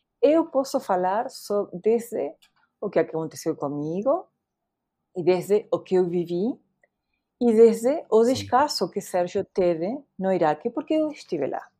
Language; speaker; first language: Portuguese; non-native, fluent; Spanish